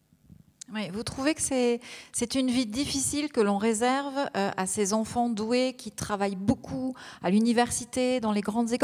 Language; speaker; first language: French; native; French